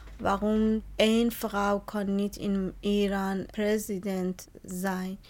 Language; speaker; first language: Dutch; non-native, learner; Persian